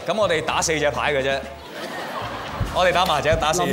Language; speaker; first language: Cantonese; native; Cantonese